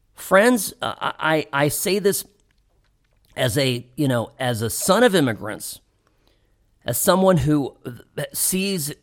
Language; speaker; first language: English; native; English